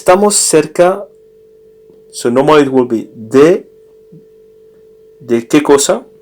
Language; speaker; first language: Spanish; non-native, learner; English